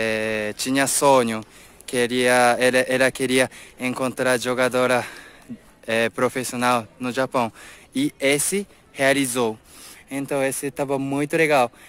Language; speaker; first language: Portuguese; non-native, learner; Japanese